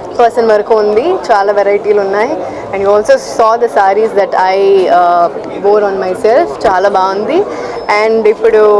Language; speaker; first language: Telugu; non-native, fluent; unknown